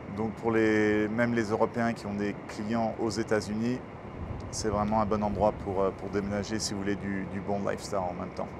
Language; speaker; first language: French; native; French